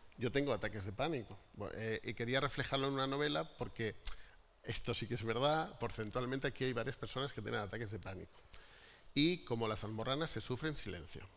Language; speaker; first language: Spanish; native; Spanish